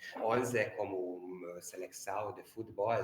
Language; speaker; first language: Portuguese; non-native, learner; Hungarian